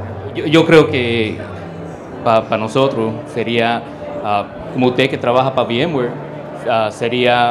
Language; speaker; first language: Spanish; early bilingual, heritage; Spanish